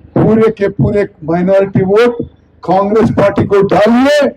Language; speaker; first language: Hindi; non-native, local second language; Telugu